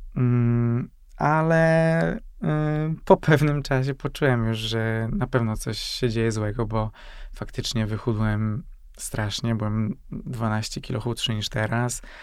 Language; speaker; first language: Polish; non-native, fluent; Hungarian